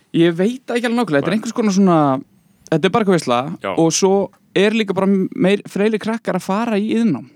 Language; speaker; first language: Icelandic; native; Icelandic